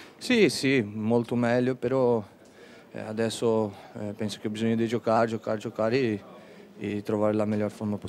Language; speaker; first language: Italian; non-native, fluent; Spanish